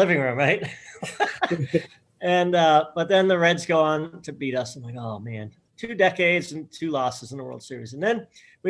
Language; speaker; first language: English; native; English